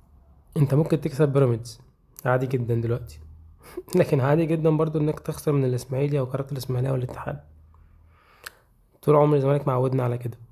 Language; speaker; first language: Arabic; native; Arabic